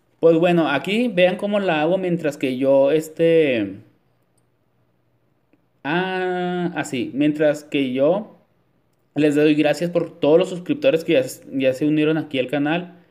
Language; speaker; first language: Spanish; native; Spanish